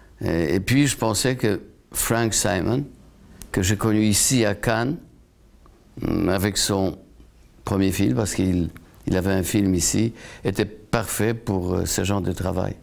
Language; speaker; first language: French; non-native, fluent; Polish